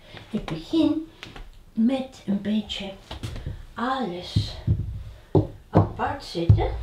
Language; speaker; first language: Dutch; non-native, fluent; Spanish